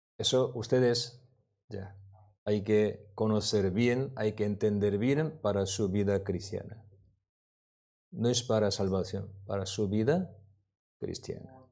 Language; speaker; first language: Spanish; non-native, learner; Korean